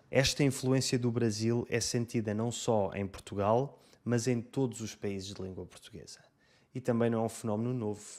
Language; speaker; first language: Portuguese; native; Portuguese